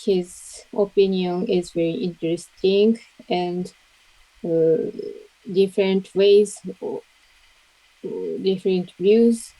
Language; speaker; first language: English; non-native, learner; Japanese